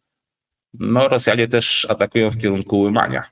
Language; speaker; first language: Polish; native; Polish